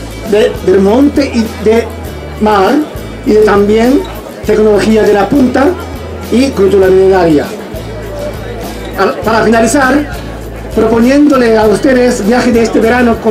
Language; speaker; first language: Spanish; non-native, learner; Japanese